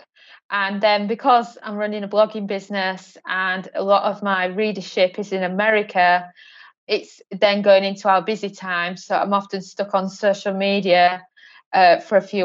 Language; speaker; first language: English; native; English